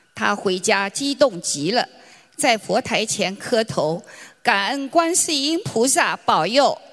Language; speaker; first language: Chinese; native; Chinese